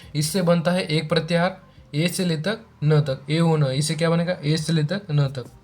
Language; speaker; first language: Hindi; non-native, local second language; Marathi